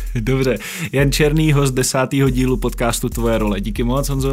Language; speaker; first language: Czech; native; Czech